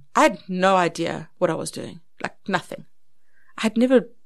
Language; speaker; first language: English; native; English